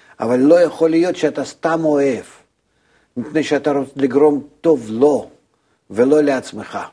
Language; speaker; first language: Hebrew; non-native, fluent; Russian